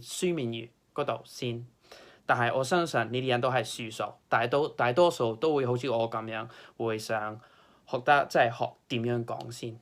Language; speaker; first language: Cantonese; non-native, fluent; English